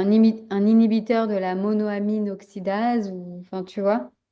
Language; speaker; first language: French; native; French